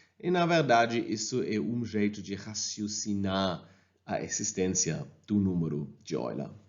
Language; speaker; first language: Portuguese; non-native, fluent; German